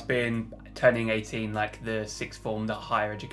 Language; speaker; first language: English; native; English